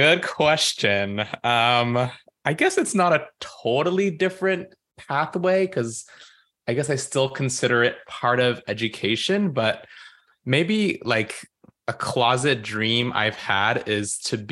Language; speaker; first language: English; native; English